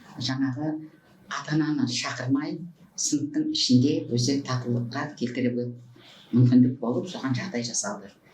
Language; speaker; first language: Kazakh; native; Kazakh